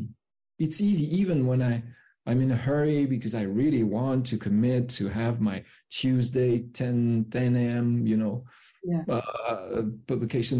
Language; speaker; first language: English; non-native, fluent; French